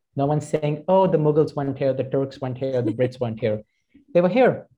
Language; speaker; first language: English; non-native, local second language; Hindi